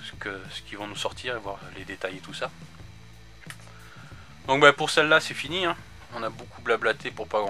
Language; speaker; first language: French; native; French